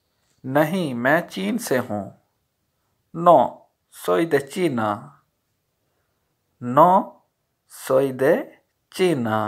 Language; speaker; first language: Spanish; non-native, learner; Urdu